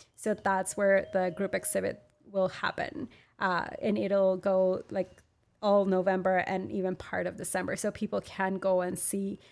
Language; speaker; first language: English; non-native, fluent; Spanish